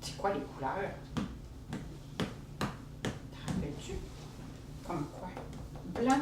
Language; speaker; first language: French; native; French